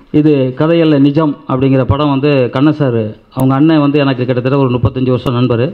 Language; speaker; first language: Tamil; native; Tamil